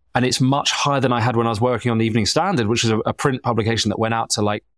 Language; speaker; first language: English; native; English